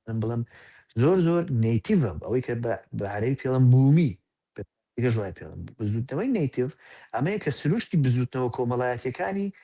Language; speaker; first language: Central Kurdish; native; Central Kurdish